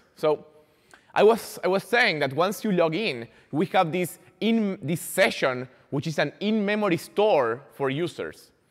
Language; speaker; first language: English; non-native, fluent; Spanish